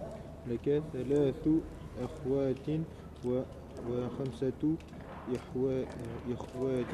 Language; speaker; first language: Arabic; non-native, learner; French